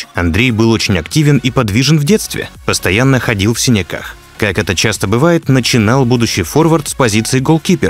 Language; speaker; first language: Russian; native; Russian